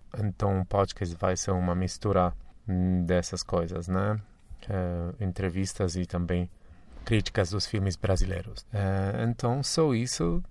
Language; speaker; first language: Portuguese; non-native, fluent; Polish